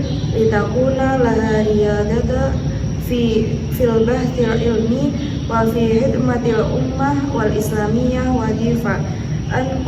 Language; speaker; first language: Arabic; non-native, learner; Indonesian